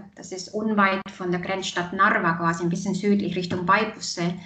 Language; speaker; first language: German; non-native, fluent; Estonian